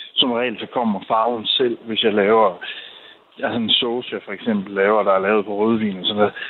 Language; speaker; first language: Danish; native; Danish